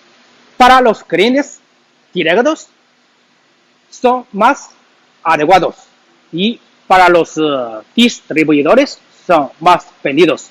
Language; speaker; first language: Spanish; non-native, learner; Chinese